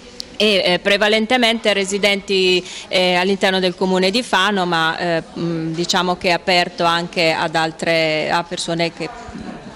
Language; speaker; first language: Italian; native; Italian